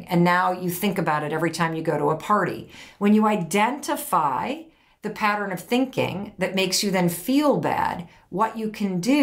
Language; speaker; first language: English; native; English